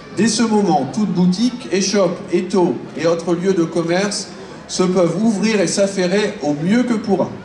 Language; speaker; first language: French; native; French